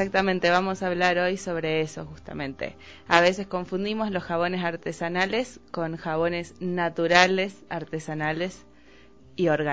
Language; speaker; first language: Spanish; native; Spanish